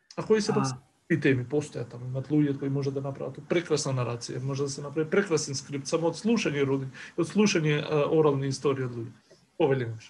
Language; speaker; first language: Macedonian; non-native, local second language; Albanian